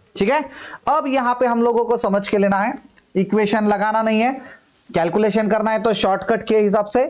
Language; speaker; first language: Hindi; non-native, local second language; Marathi